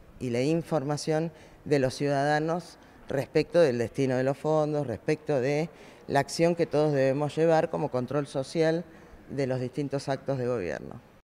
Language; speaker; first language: Spanish; native; Spanish